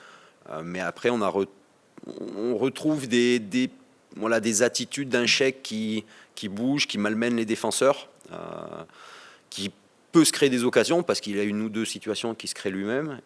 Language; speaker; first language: French; native; French